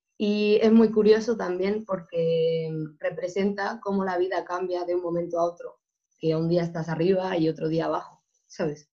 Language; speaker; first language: Spanish; native; Spanish